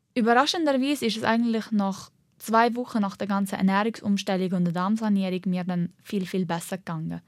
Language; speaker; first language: German; early bilingual, heritage; Arabic